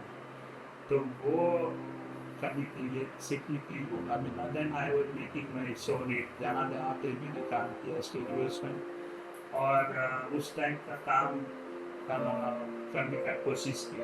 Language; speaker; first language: Hindi; non-native, local second language; Gujarati